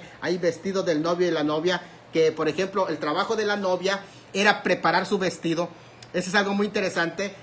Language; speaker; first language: Spanish; native; Spanish